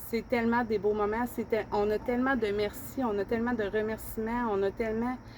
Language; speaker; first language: French; native; French